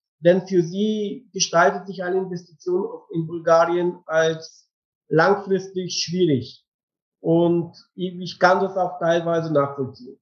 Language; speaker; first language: German; non-native, fluent; Bulgarian